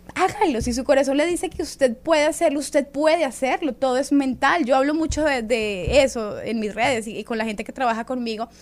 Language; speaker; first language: Spanish; native; Spanish